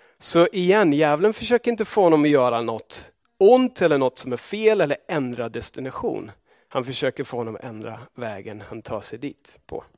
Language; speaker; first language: Swedish; non-native, fluent; English